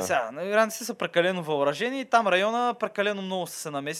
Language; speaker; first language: Bulgarian; native; Bulgarian